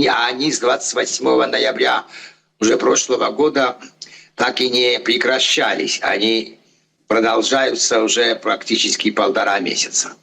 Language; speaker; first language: Russian; non-native, fluent; Georgian